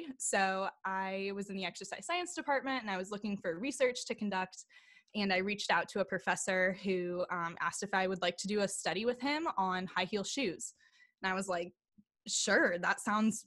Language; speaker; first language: English; native; English